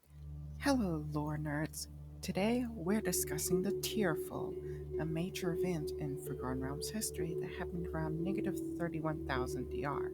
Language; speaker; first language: English; native; English